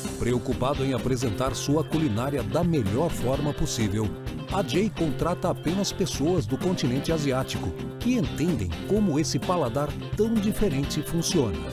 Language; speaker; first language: Portuguese; native; Portuguese